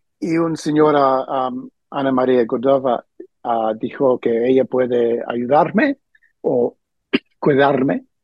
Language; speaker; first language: Spanish; early bilingual, heritage; Spanish